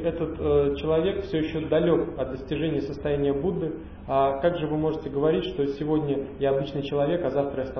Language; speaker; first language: Russian; native; Russian